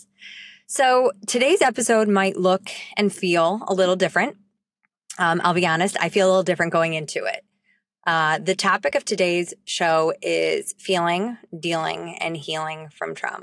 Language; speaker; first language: English; native; English